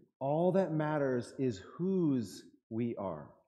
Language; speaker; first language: English; native; English